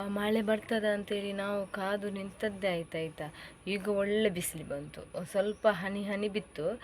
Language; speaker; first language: Kannada; native; Kannada